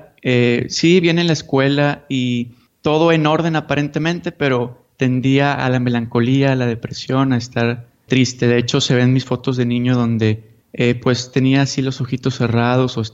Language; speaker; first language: Spanish; native; Spanish